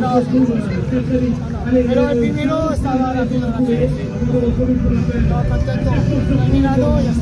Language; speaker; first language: Spanish; non-native, fluent; French